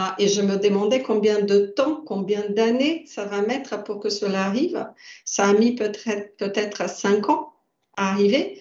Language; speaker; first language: French; non-native, fluent; Portuguese